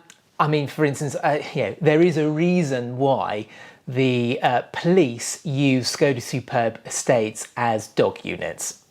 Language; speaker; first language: English; native; English